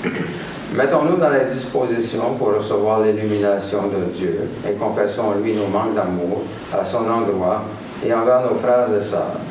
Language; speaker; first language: French; native; French